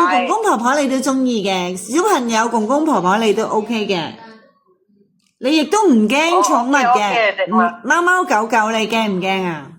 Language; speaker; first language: Cantonese; native; Cantonese